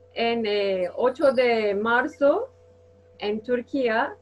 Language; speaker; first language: Spanish; non-native, learner; Turkish